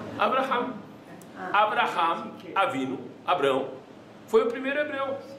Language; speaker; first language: Portuguese; non-native, fluent; French